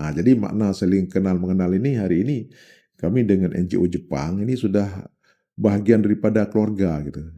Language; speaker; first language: Indonesian; non-native, local second language; Achinese